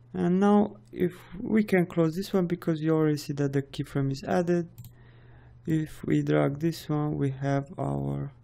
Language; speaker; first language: English; non-native, fluent; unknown